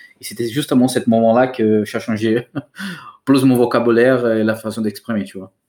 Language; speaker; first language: French; non-native, fluent; Portuguese